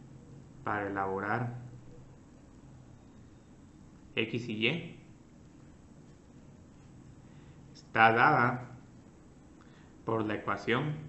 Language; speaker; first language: Spanish; native; Spanish